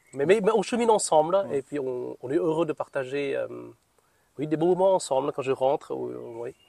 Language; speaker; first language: French; non-native, fluent; Vietnamese